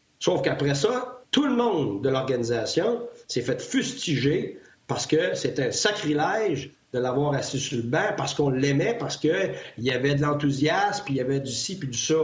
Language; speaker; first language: French; native; French